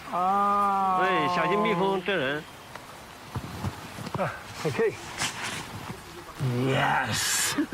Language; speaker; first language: Chinese; native; Chinese